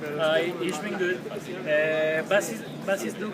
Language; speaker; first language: German; non-native, learner; Spanish